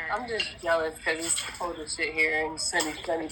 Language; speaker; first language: English; native; English